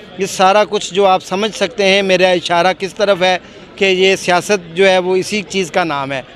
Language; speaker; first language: Urdu; non-native, local second language; Punjabi